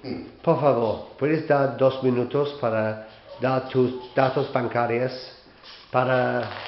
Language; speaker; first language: Spanish; non-native, learner; English